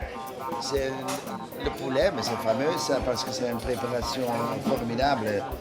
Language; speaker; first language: French; non-native, learner; Dutch